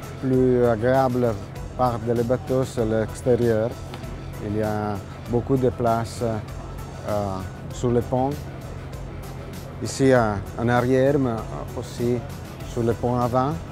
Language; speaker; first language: French; non-native, learner; Italian